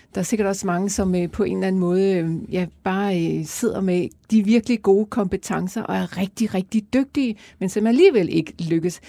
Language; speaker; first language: Danish; native; Danish